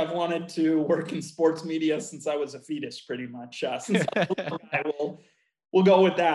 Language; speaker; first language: English; native; English